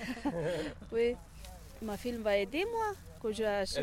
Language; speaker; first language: French; non-native, learner; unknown